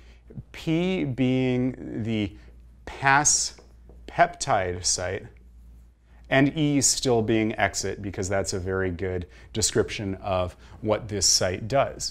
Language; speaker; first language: English; native; English